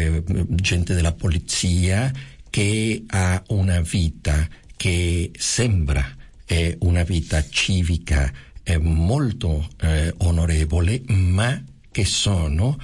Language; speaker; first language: Italian; non-native, fluent; Spanish